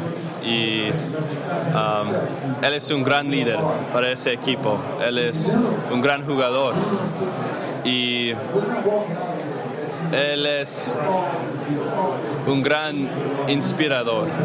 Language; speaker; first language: Spanish; non-native, learner; English